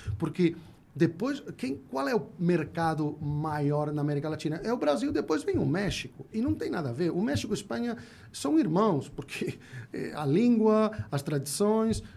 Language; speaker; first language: Portuguese; non-native, fluent; Spanish